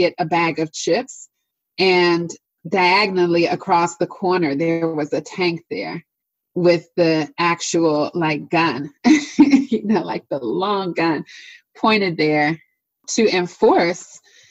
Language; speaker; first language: English; native; English